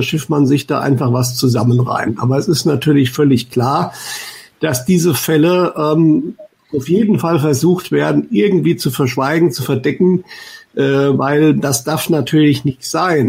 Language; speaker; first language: German; native; German